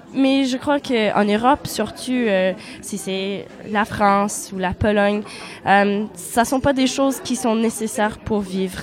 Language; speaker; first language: French; non-native, fluent; Polish